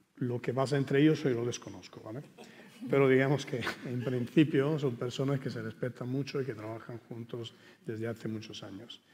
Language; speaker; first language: Spanish; non-native, fluent; Italian